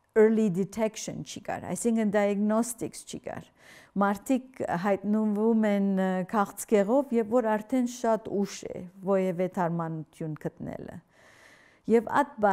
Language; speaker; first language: Armenian; early bilingual, heritage; Armenian